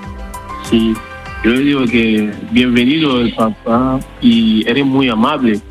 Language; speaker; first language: Spanish; non-native, learner; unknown